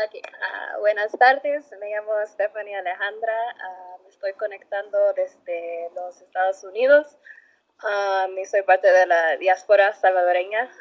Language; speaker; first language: Spanish; early bilingual, heritage; Spanish